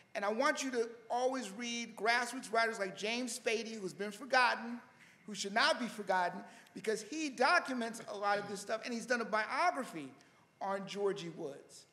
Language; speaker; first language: English; native; English